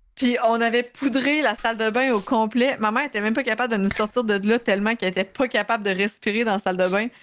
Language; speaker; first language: French; native; French